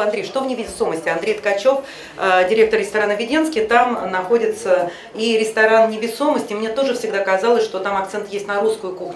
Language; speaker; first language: Russian; native; Russian